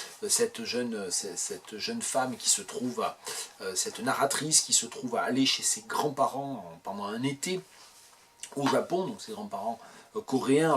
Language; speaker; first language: French; native; French